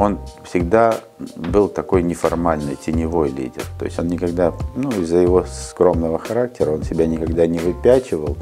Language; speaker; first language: Russian; native; Russian